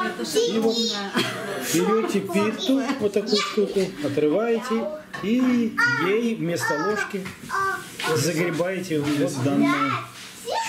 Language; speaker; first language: Russian; native; Russian